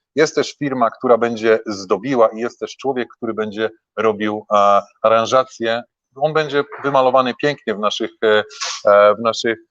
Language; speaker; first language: Polish; native; Polish